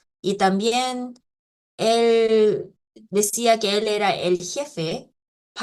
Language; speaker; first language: Spanish; non-native, fluent; Korean